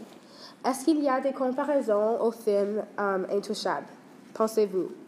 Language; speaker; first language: French; non-native, learner; English